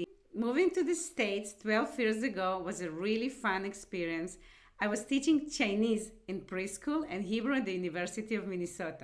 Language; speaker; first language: English; non-native, fluent; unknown